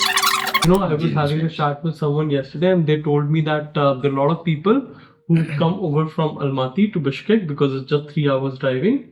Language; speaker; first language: English; non-native, local second language; Hindi